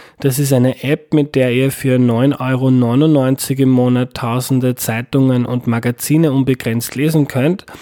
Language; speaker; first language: German; native; German